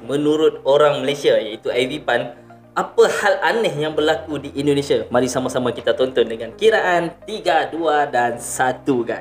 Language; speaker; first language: Malay; native; Malay